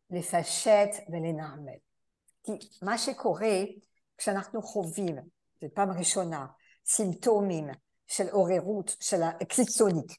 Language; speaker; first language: Hebrew; non-native, fluent; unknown